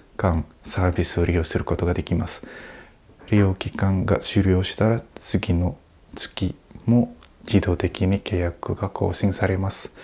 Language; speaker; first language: Japanese; non-native, learner; Indonesian